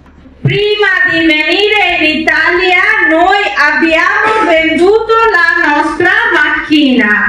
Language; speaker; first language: Italian; non-native, fluent; Bangla